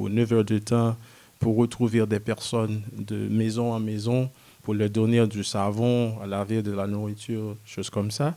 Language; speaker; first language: French; non-native, local second language; Haitian Creole